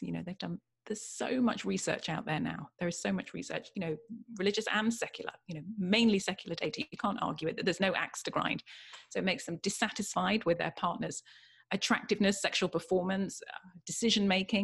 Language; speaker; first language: English; native; English